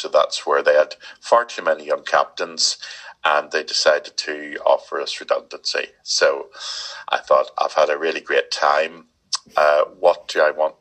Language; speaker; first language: English; native; English